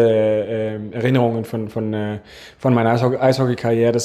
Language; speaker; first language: German; non-native, fluent; Danish